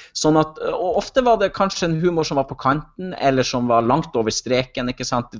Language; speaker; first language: Norwegian; native; Norwegian